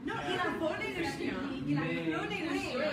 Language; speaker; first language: French; non-native, learner; English